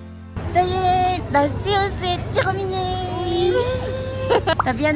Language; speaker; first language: French; non-native, fluent; Japanese